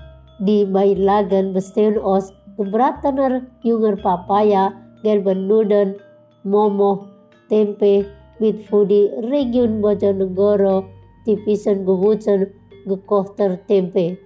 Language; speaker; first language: German; non-native, fluent; Indonesian